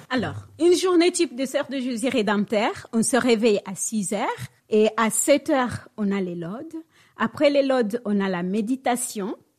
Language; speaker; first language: French; non-native, local second language; Swahili